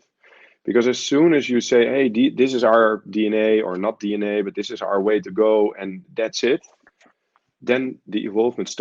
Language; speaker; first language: English; non-native, fluent; Dutch